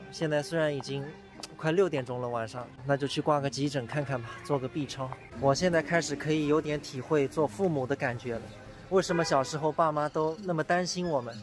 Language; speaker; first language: Chinese; non-native, local second language; Wu Chinese